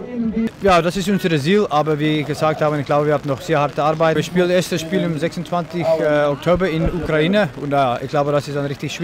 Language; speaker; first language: German; non-native, fluent; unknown